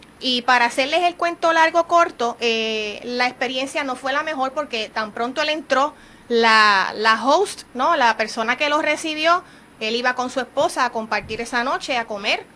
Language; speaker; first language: Spanish; native; Spanish